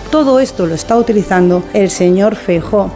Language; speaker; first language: Spanish; native; Spanish